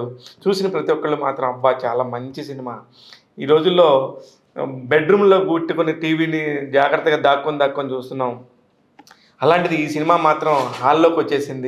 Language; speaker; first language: Telugu; native; Telugu